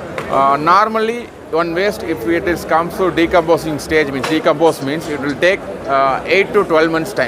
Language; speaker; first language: English; non-native, local second language; Tamil